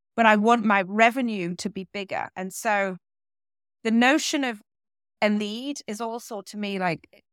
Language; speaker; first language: English; native; English